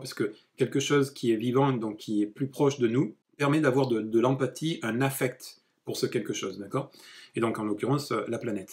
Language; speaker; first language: French; native; French